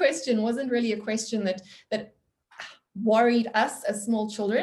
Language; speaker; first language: English; native; English